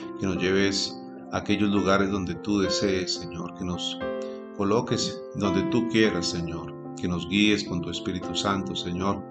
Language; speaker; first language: Spanish; native; Spanish